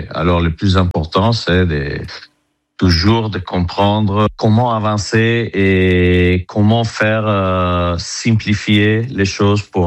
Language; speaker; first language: French; non-native, fluent; Italian